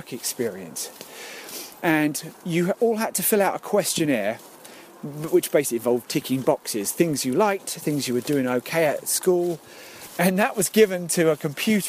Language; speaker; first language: English; native; English